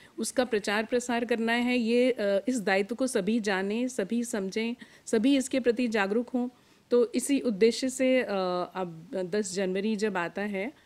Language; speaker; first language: Hindi; native; Hindi